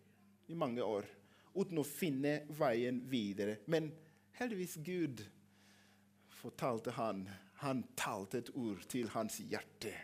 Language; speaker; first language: Norwegian; non-native, fluent; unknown